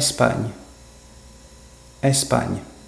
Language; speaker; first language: French; non-native, fluent; English